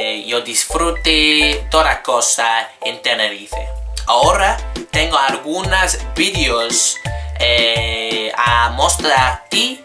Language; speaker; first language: Spanish; non-native, learner; English